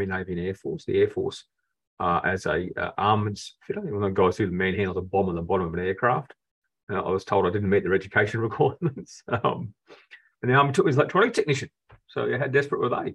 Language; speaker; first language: English; native; English